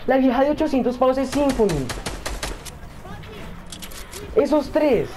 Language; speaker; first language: Spanish; native; Spanish